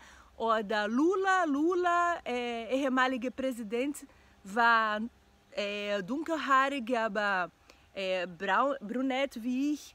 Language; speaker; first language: German; non-native, learner; Portuguese